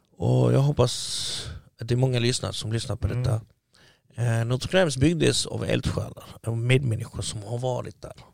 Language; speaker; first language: Swedish; early bilingual, other home language; Arabic